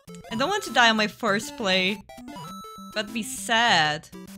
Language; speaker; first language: English; non-native, fluent; Portuguese